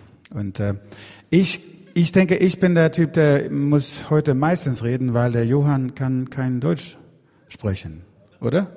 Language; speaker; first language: German; non-native, fluent; Swedish